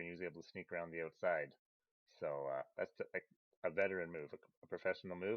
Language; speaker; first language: English; native; English